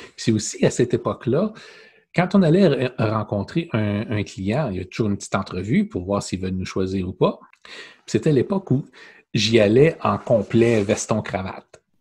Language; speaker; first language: French; native; French